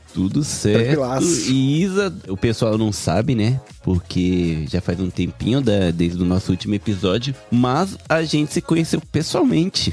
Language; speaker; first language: Portuguese; early bilingual, heritage; Japanese